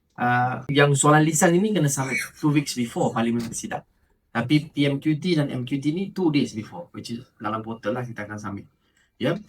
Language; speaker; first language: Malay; non-native, local second language; Tamil